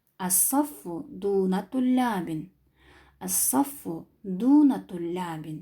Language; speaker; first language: Arabic; non-native, learner; Kyrgyz